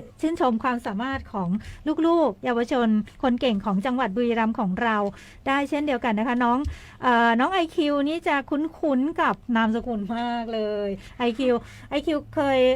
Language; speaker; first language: Thai; native; Thai